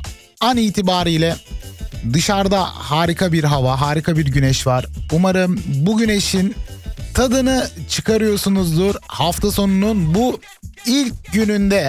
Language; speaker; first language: Turkish; native; Turkish